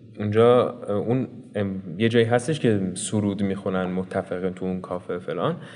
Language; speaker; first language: Persian; native; Persian